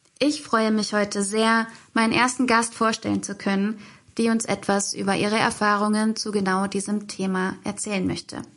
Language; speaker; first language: German; native; German